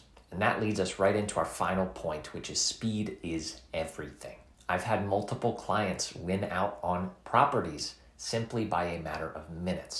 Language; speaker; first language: English; native; English